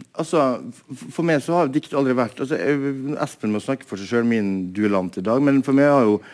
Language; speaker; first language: Norwegian; native; Norwegian